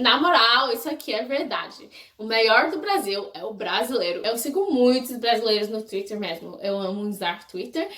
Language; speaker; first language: Portuguese; non-native, fluent; English